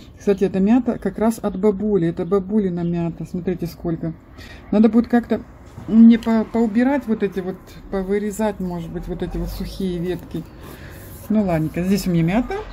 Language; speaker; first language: Russian; native; Russian